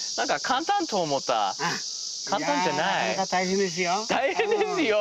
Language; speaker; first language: English; native; English